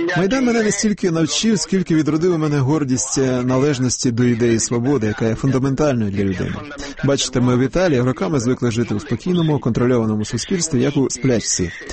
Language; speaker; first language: Ukrainian; non-native, fluent; Italian